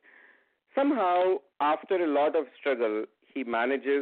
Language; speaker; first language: English; non-native, local second language; Hindi